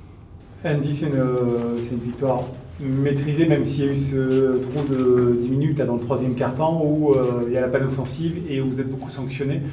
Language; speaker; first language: French; native; French